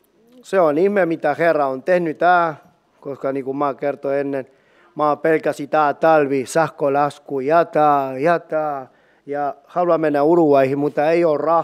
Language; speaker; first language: Finnish; non-native, learner; Spanish